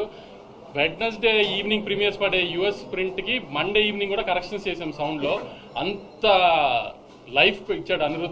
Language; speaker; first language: Telugu; native; Telugu